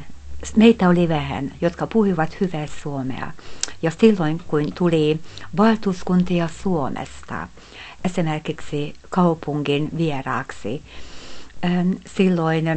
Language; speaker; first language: Finnish; non-native, fluent; Hungarian